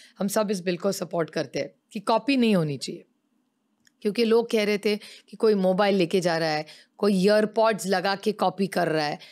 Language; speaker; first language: Hindi; non-native, local second language; Marathi